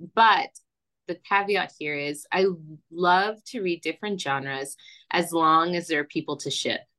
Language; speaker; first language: English; early bilingual, other home language; Spanish